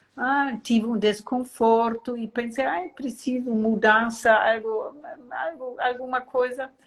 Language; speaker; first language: Portuguese; non-native, fluent; German